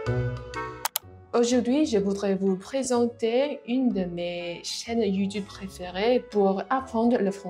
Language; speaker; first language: French; non-native, learner; Vietnamese